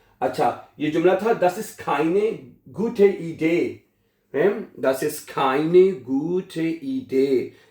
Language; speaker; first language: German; non-native, fluent; Urdu